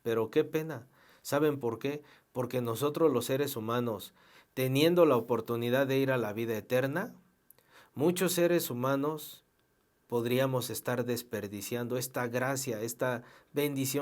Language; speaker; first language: Spanish; native; Spanish